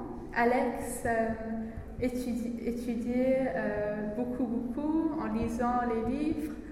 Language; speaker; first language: French; non-native, learner; English